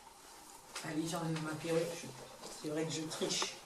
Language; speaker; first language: French; native; French